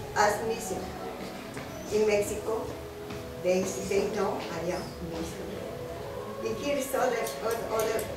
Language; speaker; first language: English; non-native, learner; Spanish